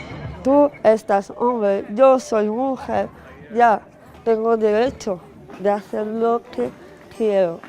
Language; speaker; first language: Spanish; non-native, learner; Arabic